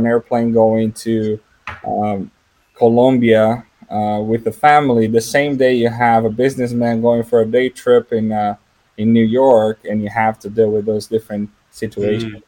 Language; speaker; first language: English; non-native, fluent; Portuguese